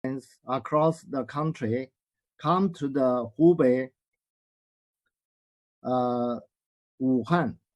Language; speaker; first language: English; non-native, learner; Chinese